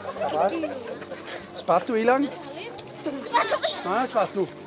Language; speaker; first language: Indonesian; non-native, fluent; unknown